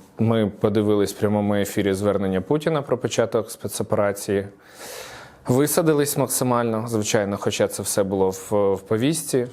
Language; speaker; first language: Ukrainian; native; Ukrainian